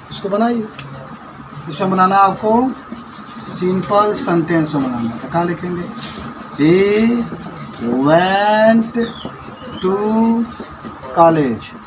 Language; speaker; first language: Hindi; native; Hindi